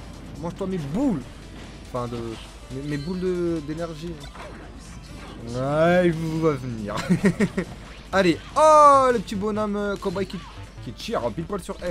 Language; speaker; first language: French; native; French